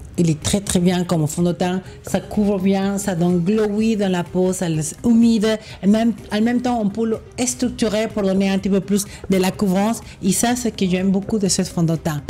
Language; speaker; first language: French; non-native, fluent; Spanish